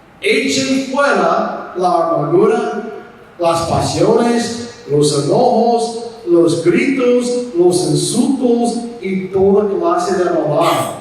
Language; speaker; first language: Spanish; non-native, fluent; English